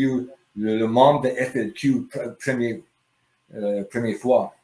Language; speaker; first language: French; non-native, learner; English